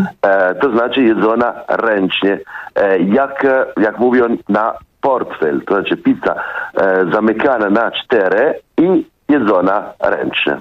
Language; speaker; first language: Polish; non-native, fluent; Italian